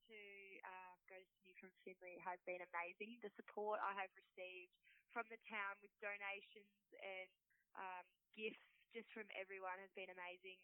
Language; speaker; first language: English; native; English